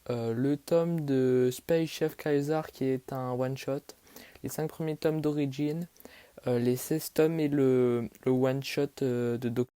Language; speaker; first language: French; native; French